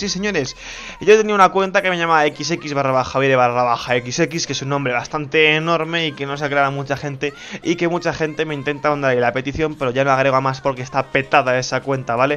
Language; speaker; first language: Spanish; native; Spanish